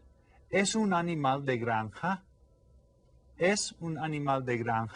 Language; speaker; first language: Spanish; non-native, fluent; English